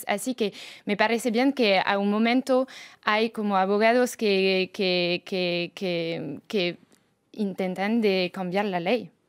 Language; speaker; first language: Spanish; non-native, fluent; French